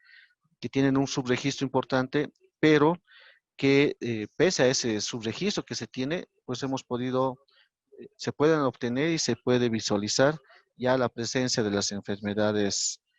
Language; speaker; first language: Spanish; native; Spanish